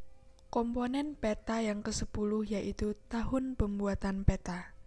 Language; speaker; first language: Indonesian; native; Indonesian